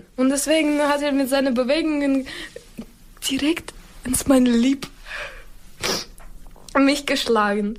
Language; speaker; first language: German; non-native, learner; Ukrainian